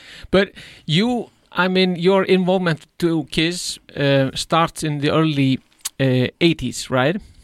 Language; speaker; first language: English; non-native, fluent; Icelandic